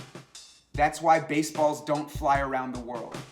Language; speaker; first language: English; native; English